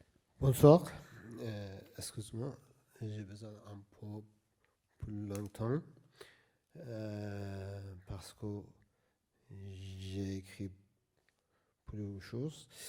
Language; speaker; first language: French; non-native, learner; Persian